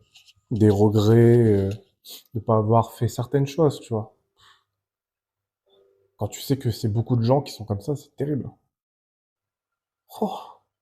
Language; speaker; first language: French; native; French